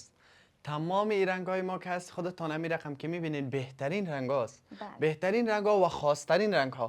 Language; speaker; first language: Persian; native; Persian